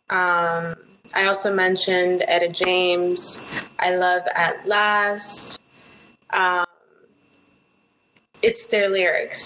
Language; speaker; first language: English; early bilingual, other home language; Spanish